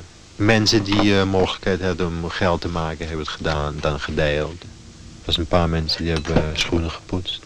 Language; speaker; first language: Dutch; non-native, fluent; German